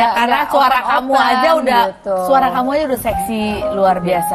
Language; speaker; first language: Indonesian; native; Indonesian